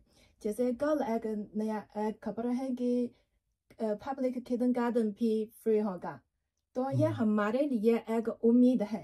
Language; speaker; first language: Hindi; non-native, learner; Chinese